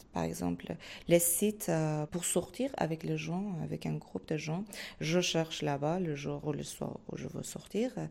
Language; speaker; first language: French; non-native, fluent; Persian